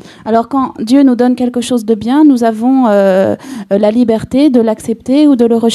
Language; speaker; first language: French; native; French